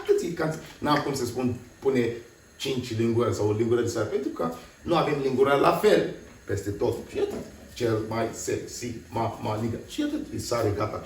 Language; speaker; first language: Romanian; non-native, learner; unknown